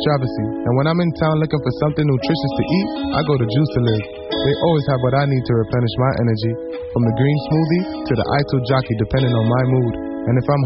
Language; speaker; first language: English; native; English